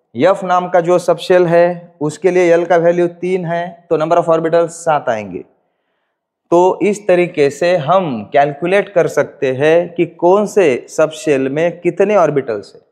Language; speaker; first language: Hindi; non-native, local second language; Marathi